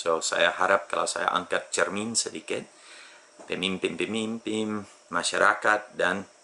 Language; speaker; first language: Indonesian; non-native, fluent; English